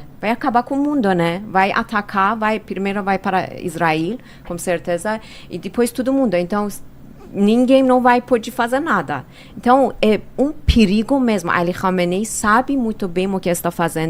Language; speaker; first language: Portuguese; non-native, fluent; Persian